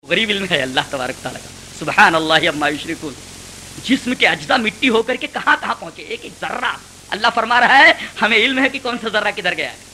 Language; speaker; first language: Urdu; native; Urdu